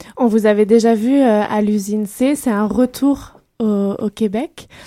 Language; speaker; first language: French; native; French